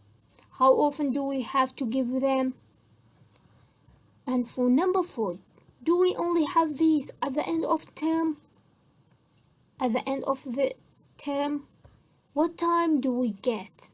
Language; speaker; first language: English; non-native, fluent; Central Kurdish